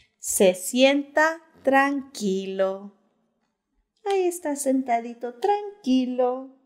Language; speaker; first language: Spanish; early bilingual, heritage; Spanish